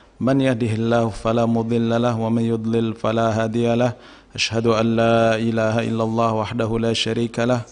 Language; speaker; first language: Arabic; non-native, fluent; Indonesian